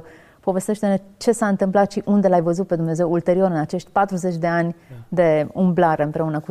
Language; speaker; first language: Romanian; native; Romanian